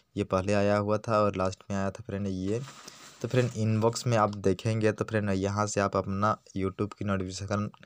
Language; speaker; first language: Hindi; native; Hindi